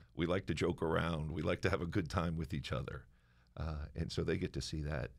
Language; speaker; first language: English; native; English